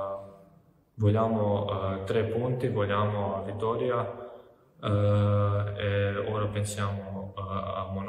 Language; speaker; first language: Italian; non-native, learner; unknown